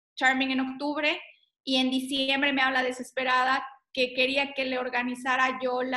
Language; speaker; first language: Spanish; native; Spanish